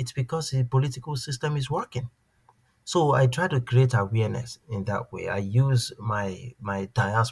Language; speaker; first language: English; non-native, local second language; Yoruba